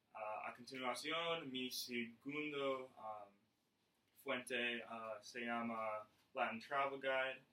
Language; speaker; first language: Spanish; non-native, learner; English